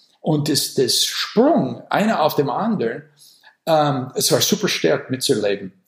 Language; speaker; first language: German; non-native, fluent; English